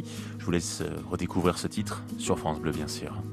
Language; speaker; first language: French; native; French